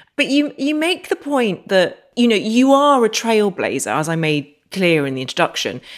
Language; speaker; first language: English; native; English